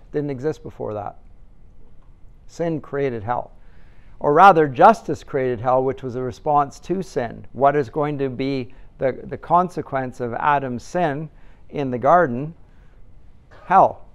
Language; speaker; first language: English; native; English